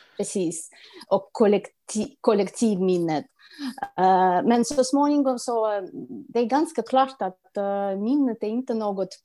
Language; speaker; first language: Swedish; non-native, fluent; Russian